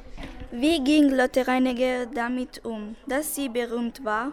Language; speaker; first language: German; non-native, learner; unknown